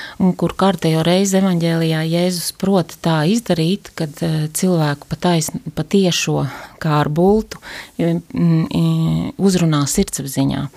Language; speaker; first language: Latvian; native; Latvian